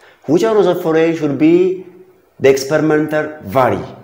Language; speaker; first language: English; non-native, local second language; Amharic